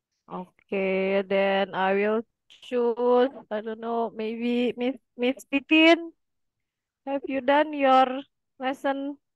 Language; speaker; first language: English; non-native, fluent; Indonesian